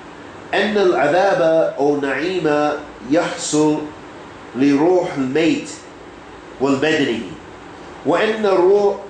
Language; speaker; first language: Arabic; non-native, fluent; English